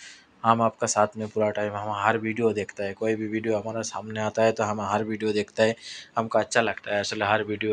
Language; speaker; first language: Hindi; non-native, learner; Bangla